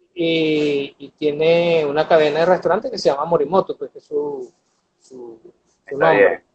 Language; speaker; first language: Spanish; native; Spanish